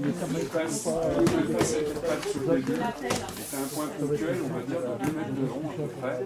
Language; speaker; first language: French; native; French